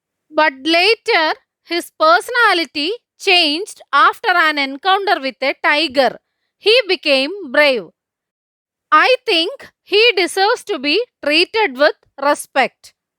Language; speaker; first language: English; non-native, local second language; Malayalam